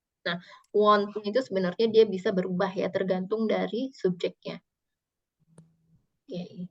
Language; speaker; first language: Indonesian; native; Indonesian